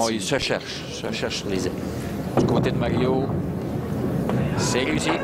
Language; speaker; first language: French; native; French